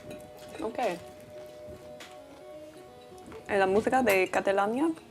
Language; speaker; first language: Spanish; non-native, learner; English